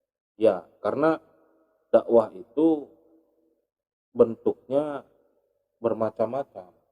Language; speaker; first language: Indonesian; native; Indonesian